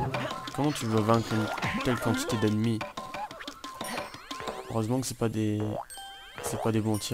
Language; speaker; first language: French; native; French